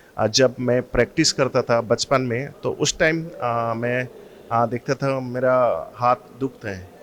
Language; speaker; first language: Hindi; non-native, local second language; Assamese